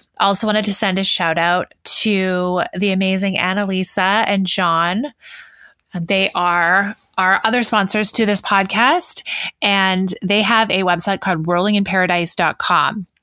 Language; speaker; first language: English; native; English